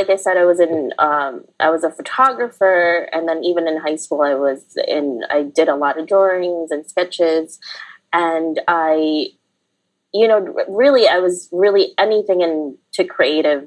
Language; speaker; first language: English; early bilingual, other home language; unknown